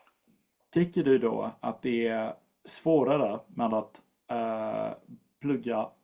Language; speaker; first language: Swedish; non-native, fluent; English